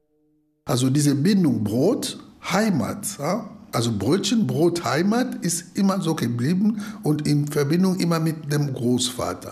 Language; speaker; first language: German; non-native, fluent; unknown